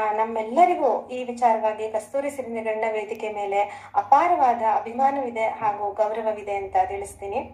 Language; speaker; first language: Kannada; native; Kannada